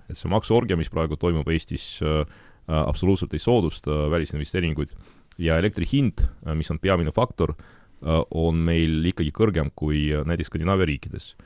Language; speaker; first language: Estonian; non-native, local second language; Russian